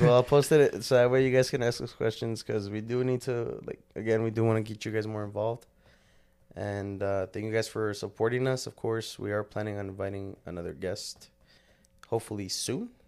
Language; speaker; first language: English; early bilingual, other home language; Spanish